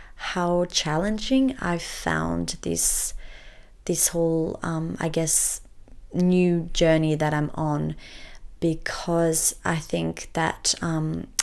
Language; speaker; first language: English; early bilingual, other home language; French